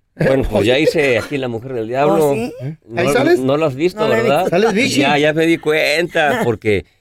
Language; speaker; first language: Spanish; native; Spanish